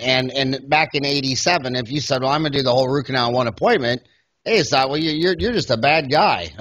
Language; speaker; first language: English; native; English